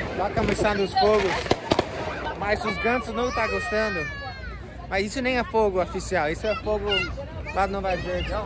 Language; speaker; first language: Portuguese; non-native, fluent; English